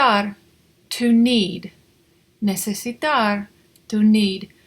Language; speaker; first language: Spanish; non-native, fluent; English